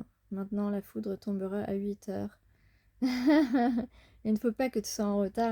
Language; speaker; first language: French; native; French